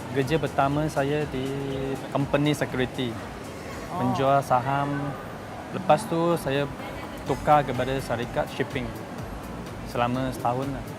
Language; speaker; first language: Malay; non-native, local second language; Chinese